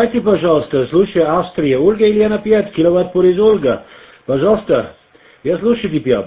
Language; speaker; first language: Russian; non-native, learner; German